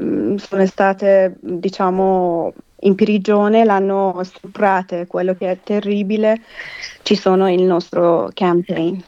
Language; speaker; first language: Italian; non-native, fluent; Persian